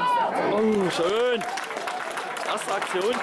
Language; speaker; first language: German; native; German